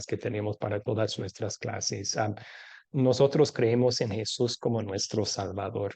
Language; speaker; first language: Spanish; non-native, fluent; English